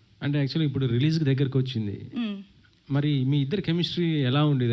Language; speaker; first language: Telugu; native; Telugu